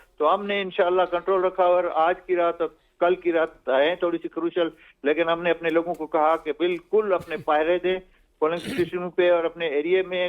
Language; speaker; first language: Urdu; non-native, local second language; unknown